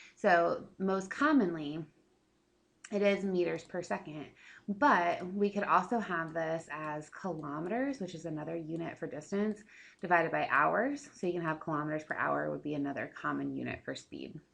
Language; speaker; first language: English; native; English